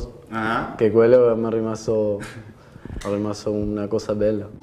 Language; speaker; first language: Italian; non-native, fluent; Spanish